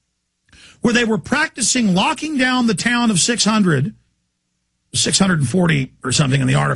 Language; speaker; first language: English; native; English